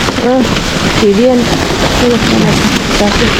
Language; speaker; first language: Spanish; non-native, learner; Filipino